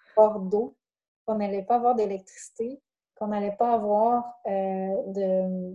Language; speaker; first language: French; native; French